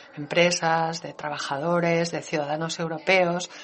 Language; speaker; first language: Spanish; non-native, fluent; Danish